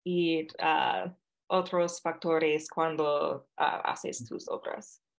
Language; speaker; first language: Spanish; non-native, fluent; English